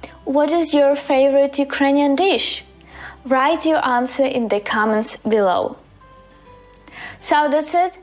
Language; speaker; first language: English; non-native, fluent; Ukrainian